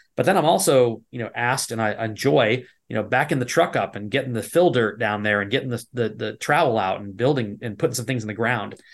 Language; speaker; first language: English; native; English